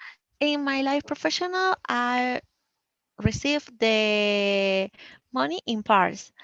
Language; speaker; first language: English; non-native, learner; Spanish